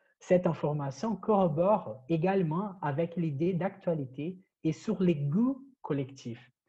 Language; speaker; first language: French; non-native, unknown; Portuguese